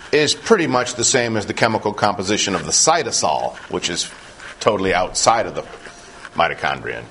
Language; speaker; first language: English; native; English